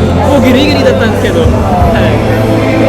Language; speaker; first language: Japanese; non-native, fluent; Khmer